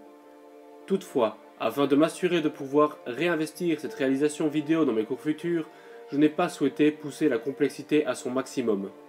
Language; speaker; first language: French; native; French